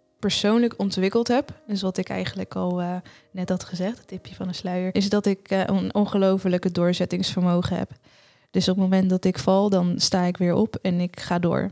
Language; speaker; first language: Dutch; early bilingual, other home language; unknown